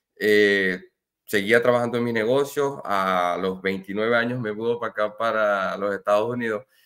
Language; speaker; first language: Spanish; native; Spanish